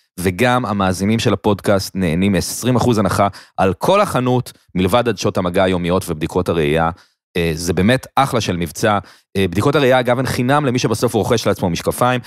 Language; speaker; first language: Hebrew; native; Hebrew